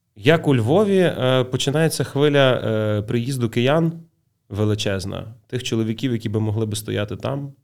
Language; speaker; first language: Ukrainian; native; Ukrainian